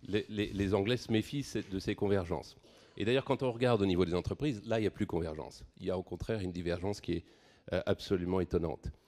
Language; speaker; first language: French; native; French